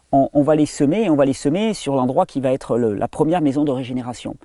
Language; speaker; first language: French; native; French